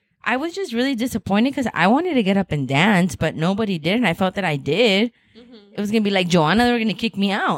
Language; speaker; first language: English; native; English